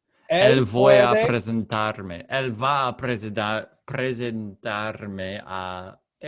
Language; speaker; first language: Spanish; non-native, learner; English